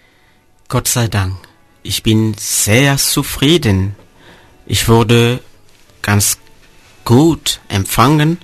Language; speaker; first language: German; non-native, fluent; Mossi